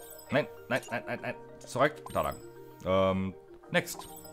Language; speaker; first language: German; native; German